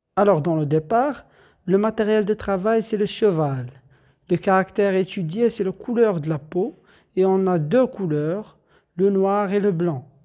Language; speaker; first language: French; non-native, local second language; Arabic